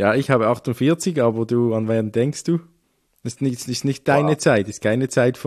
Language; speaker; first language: German; native; German